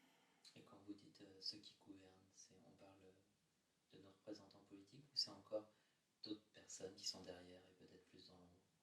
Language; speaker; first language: French; native; French